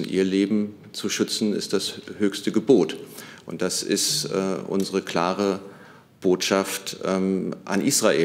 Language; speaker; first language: German; native; German